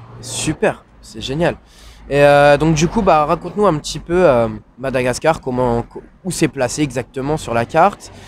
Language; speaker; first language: French; native; French